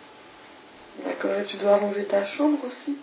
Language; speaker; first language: French; non-native, fluent; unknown